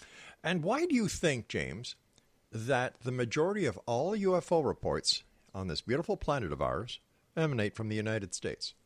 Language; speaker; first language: English; native; English